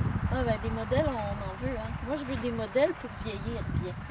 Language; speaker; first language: French; native; French